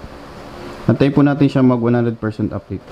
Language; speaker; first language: Filipino; native; Filipino